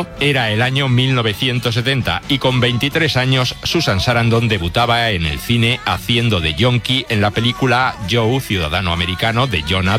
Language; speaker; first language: Spanish; native; Spanish